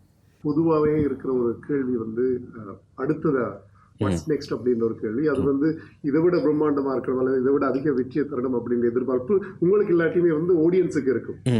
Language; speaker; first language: Tamil; native; Tamil